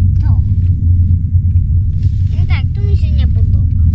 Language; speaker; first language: Polish; early bilingual, heritage; Polish